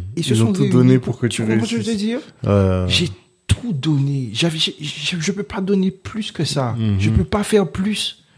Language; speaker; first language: French; early bilingual, other home language; Haitian Creole